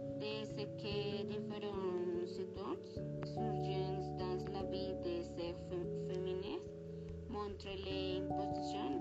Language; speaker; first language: French; non-native, learner; Spanish